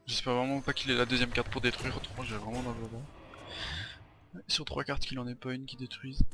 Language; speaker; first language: French; native; French